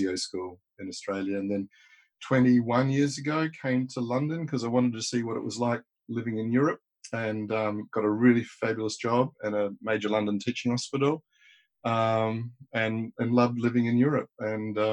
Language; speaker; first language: English; native; English